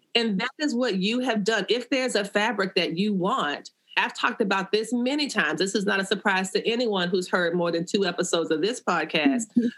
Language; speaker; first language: English; native; English